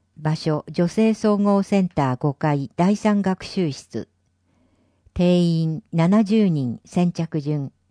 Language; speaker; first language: Japanese; native; Japanese